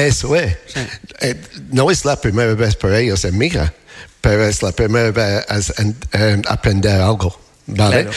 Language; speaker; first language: Spanish; non-native, learner; English